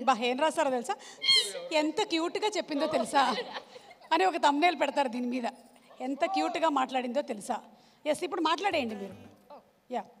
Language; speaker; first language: Telugu; native; Telugu